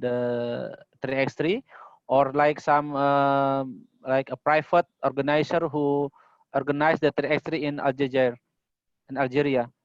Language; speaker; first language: English; non-native, learner; Indonesian